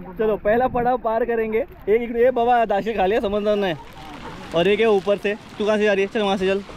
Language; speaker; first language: Hindi; non-native, local second language; Marathi